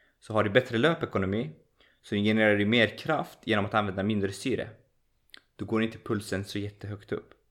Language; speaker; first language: Swedish; early bilingual, other home language; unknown